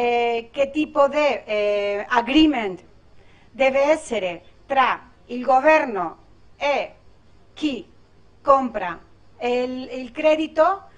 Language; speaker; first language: Italian; non-native, learner; Spanish